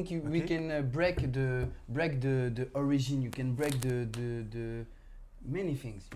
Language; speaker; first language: English; non-native, learner; French